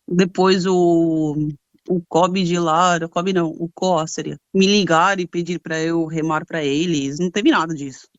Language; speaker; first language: Portuguese; early bilingual, other home language; Spanish